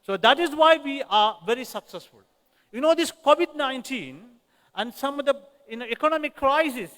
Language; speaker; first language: English; non-native, local second language; Tamil